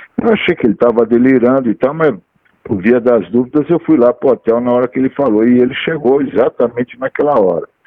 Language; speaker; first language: Portuguese; native; Portuguese